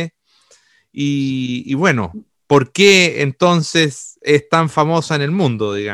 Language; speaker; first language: Spanish; native; Spanish